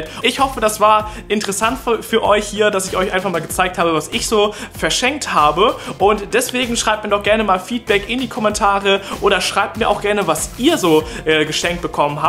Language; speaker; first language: German; native; German